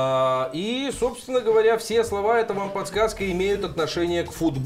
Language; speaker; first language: Russian; native; Russian